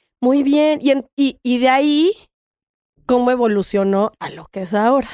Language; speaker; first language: Spanish; native; Spanish